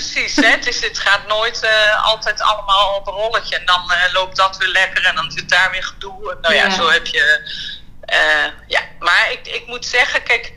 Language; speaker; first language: Dutch; native; Dutch